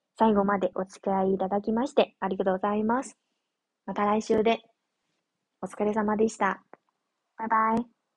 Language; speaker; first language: Japanese; non-native, fluent; Chinese